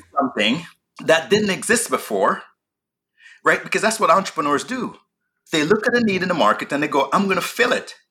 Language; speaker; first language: English; native; English